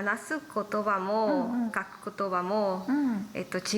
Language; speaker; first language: Japanese; non-native, learner; Spanish